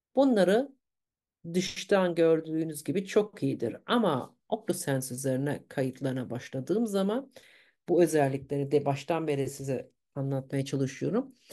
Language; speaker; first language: Turkish; early bilingual, heritage; Turkish